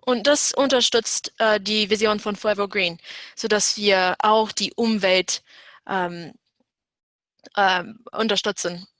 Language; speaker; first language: German; non-native, fluent; English